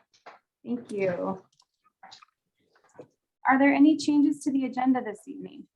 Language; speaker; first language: English; native; English